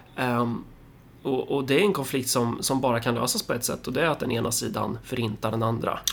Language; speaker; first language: Swedish; early bilingual, other home language; Somali